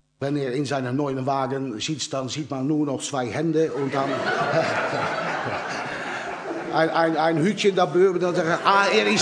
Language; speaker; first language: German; non-native, learner; Dutch